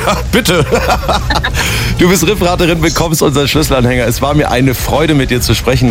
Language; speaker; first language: German; native; German